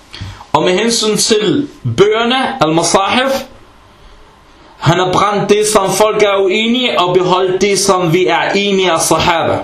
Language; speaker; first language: Danish; early bilingual, other home language; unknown